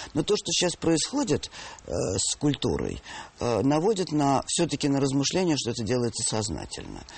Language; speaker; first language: Russian; native; Russian